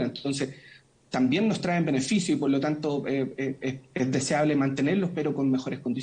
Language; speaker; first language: Spanish; native; Spanish